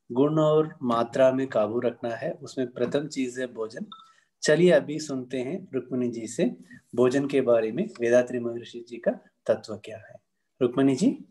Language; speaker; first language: Hindi; non-native, local second language; Tamil